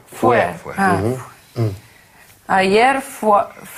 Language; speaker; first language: Spanish; non-native, learner; Russian